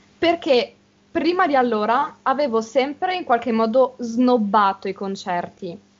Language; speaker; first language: Italian; native; Italian